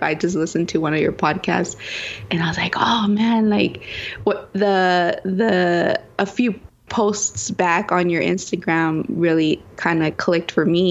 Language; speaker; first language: English; early bilingual, other home language; Spanish